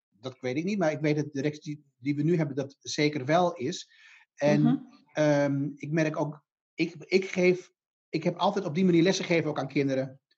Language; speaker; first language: Dutch; native; Dutch